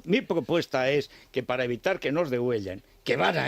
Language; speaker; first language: Spanish; native; Spanish